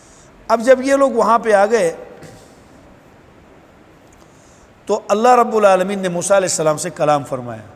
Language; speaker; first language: Urdu; native; Urdu